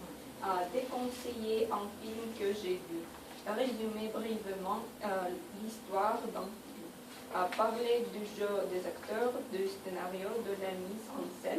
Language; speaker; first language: French; non-native, learner; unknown